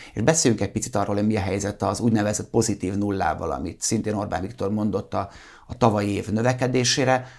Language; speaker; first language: Hungarian; native; Hungarian